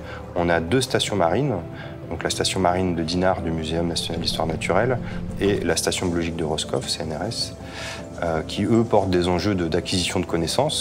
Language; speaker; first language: French; native; French